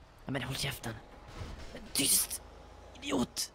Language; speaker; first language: Swedish; native; Swedish